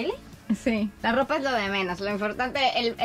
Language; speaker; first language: Spanish; native; Spanish